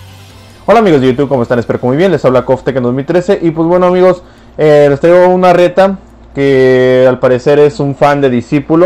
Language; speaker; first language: Spanish; native; Spanish